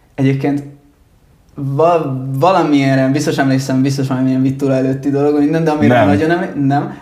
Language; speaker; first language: Hungarian; early bilingual, other home language; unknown